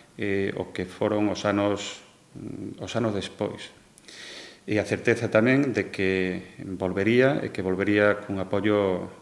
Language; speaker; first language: Galician; native; Galician